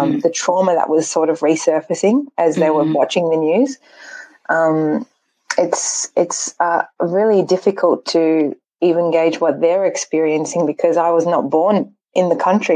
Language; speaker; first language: English; early bilingual, other home language; Persian